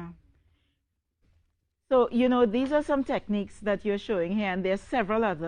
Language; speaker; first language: English; native; English